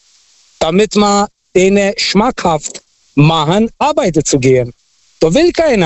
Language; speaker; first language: German; non-native, fluent; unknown